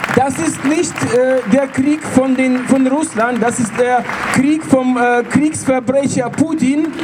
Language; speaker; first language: German; non-native, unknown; Russian